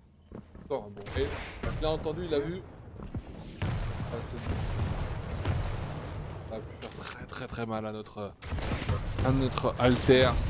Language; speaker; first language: French; native; French